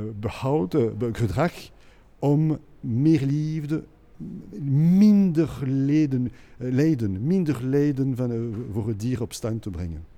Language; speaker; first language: Dutch; non-native, local second language; French